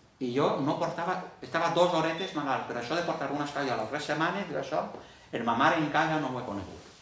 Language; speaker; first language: Catalan; early bilingual, heritage; Catalan